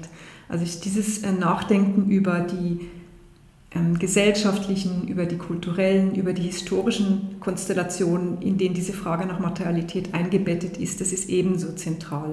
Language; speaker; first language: German; native; German